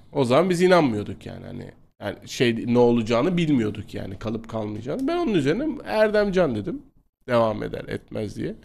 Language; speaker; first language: Turkish; native; Turkish